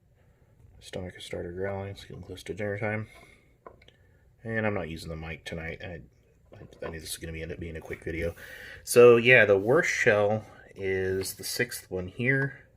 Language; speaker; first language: English; native; English